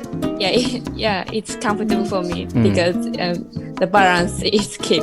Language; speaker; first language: English; non-native, learner; Japanese